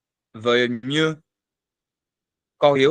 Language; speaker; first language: Vietnamese; non-native, learner; French